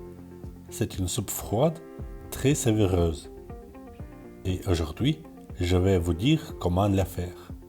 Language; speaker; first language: French; non-native, learner; Russian